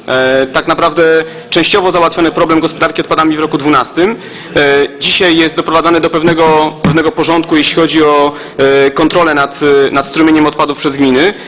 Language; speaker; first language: Polish; native; Polish